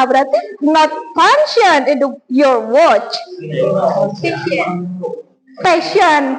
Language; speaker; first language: English; non-native, learner; Indonesian